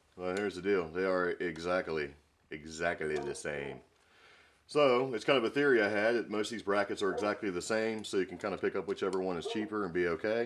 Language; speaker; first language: English; native; English